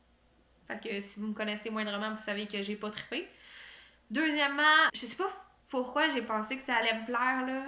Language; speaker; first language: French; native; French